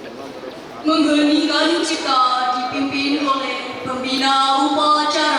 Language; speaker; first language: Indonesian; native; Indonesian